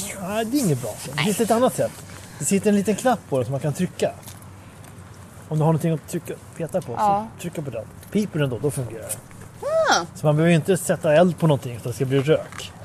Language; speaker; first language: Swedish; native; Swedish